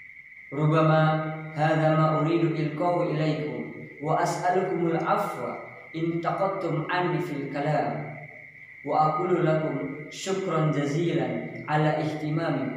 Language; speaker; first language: Arabic; non-native, learner; Indonesian